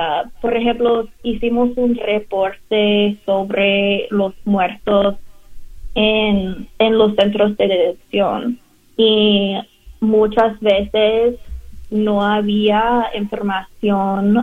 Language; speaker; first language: Spanish; non-native, learner; English